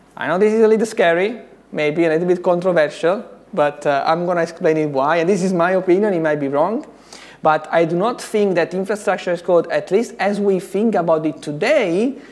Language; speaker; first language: English; non-native, fluent; Italian